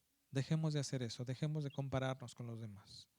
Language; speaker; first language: Spanish; native; Spanish